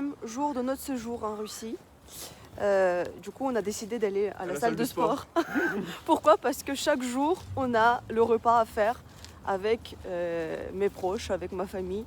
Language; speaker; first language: French; non-native, fluent; Russian